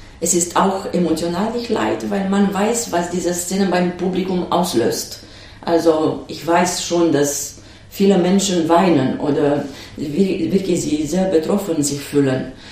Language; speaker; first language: German; non-native, fluent; Romanian